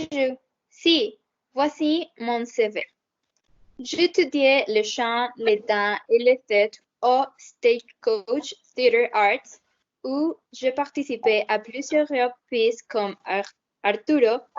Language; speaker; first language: French; non-native, learner; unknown